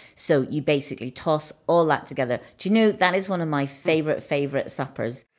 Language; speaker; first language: English; native; English